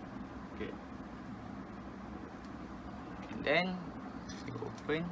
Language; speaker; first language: English; non-native, learner; Malay